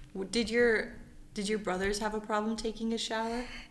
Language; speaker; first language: English; early bilingual, other home language; Persian